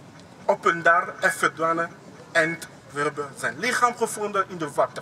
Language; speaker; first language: Dutch; non-native, learner; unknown